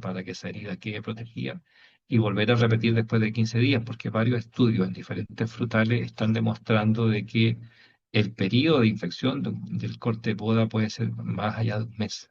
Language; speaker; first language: Spanish; native; Spanish